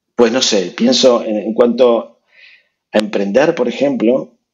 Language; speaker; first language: Spanish; native; Spanish